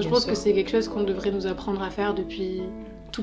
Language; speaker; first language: French; native; French